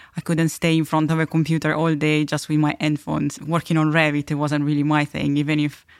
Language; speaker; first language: English; non-native, fluent; Italian